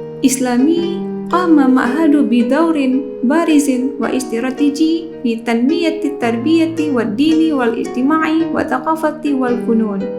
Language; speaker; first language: Arabic; non-native, fluent; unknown